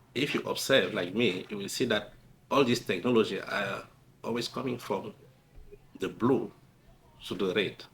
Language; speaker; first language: English; non-native, local second language; French